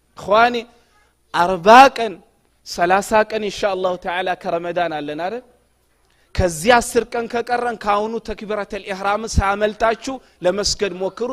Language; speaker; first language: Amharic; non-native, local second language; Oromo